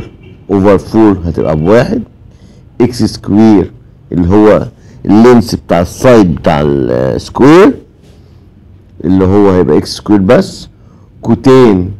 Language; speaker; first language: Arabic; native; Arabic